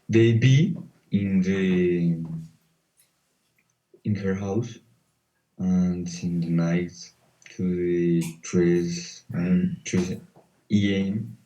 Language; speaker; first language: English; non-native, learner; Spanish